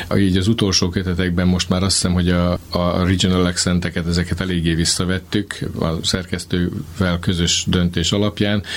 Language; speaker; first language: Hungarian; native; Hungarian